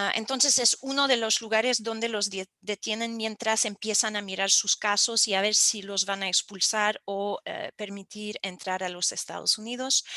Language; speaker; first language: Spanish; non-native, fluent; French